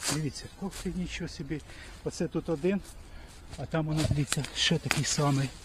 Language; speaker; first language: Ukrainian; native; Ukrainian